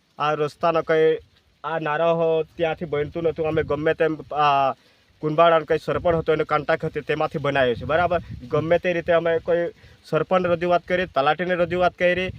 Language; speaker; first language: Gujarati; non-native, local second language; Vasavi